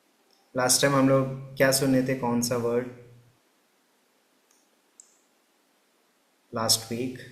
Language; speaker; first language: Hindi; native; Hindi